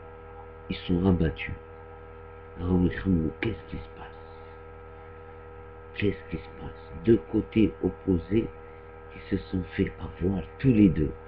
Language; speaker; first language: French; non-native, local second language; Arabic